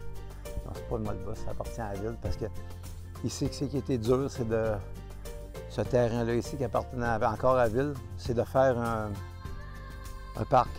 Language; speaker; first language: French; native; French